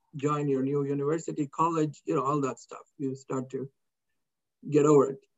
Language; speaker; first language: English; non-native, local second language; Kannada